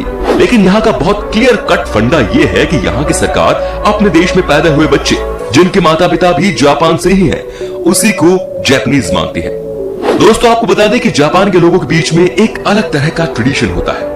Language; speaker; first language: Hindi; native; Hindi